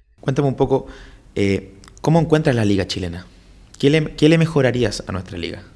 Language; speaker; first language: Spanish; native; Spanish